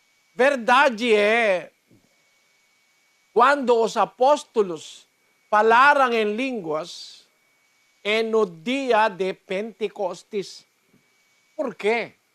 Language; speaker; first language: Portuguese; non-native, learner; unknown